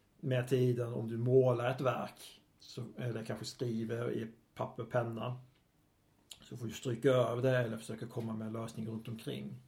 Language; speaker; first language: Swedish; native; Swedish